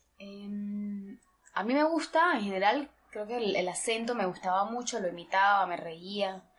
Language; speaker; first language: Spanish; native; Spanish